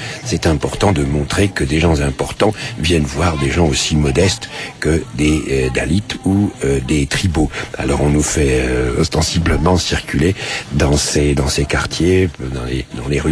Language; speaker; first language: French; native; French